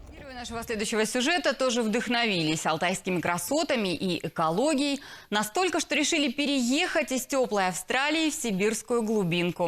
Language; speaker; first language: Russian; native; Russian